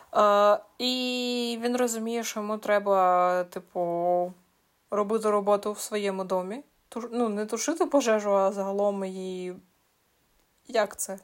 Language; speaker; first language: Ukrainian; non-native, local second language; Russian